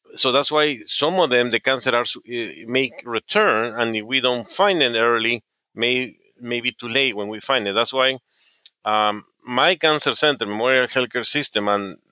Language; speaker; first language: English; non-native, fluent; Spanish